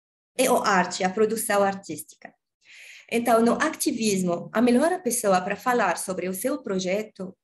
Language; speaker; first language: Portuguese; non-native, learner; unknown